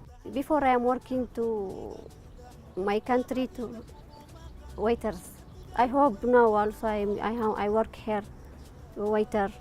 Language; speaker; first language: English; non-native, learner; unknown